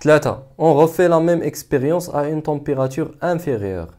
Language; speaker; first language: French; non-native, local second language; Arabic